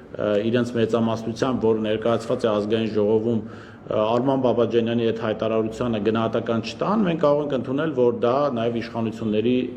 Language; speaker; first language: Armenian; non-native, local second language; Kurdish